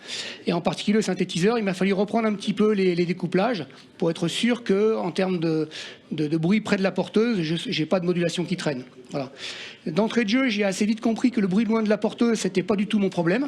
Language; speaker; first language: French; native; French